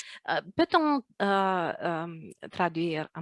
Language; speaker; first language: French; non-native, fluent; Romanian